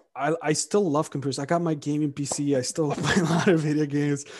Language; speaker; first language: English; early bilingual, other home language; Romanian